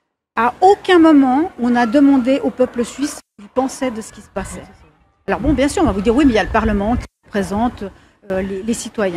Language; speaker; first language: French; native; French